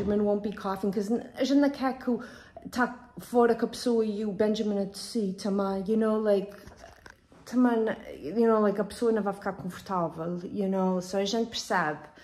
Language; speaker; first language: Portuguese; early bilingual, heritage; Portuguese